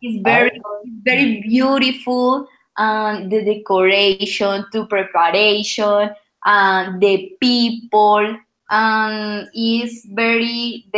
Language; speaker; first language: English; non-native, learner; Spanish